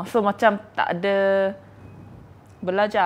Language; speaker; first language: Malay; non-native, fluent; Korean